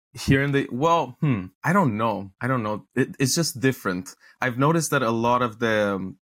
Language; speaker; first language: English; non-native, fluent; Romanian